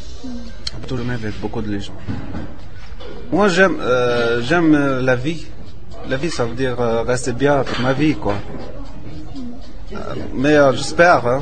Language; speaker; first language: French; non-native, learner; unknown